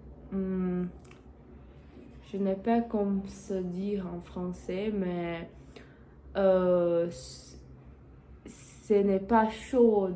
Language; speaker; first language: French; non-native, learner; Portuguese